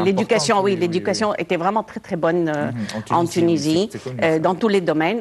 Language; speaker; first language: French; non-native, local second language; Arabic